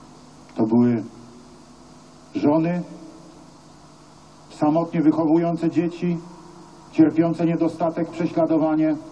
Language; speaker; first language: Polish; native; Polish